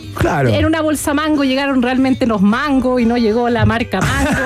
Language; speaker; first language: Spanish; native; Spanish